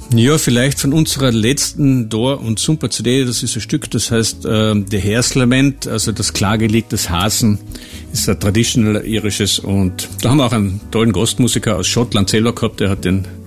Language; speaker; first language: German; native; German